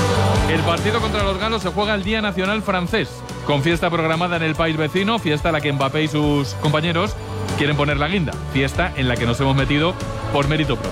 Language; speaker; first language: Spanish; native; Spanish